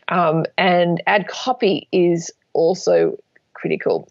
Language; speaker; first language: English; native; English